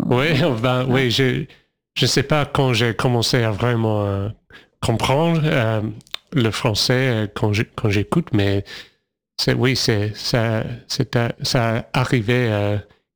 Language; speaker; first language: French; non-native, fluent; English